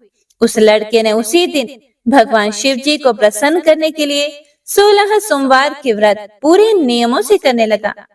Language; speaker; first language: Hindi; native; Hindi